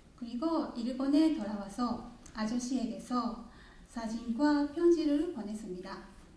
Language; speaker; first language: Korean; non-native, learner; Japanese